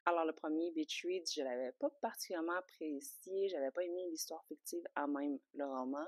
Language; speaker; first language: French; native; French